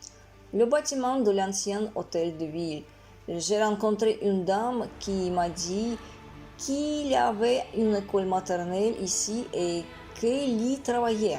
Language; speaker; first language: French; non-native, fluent; Russian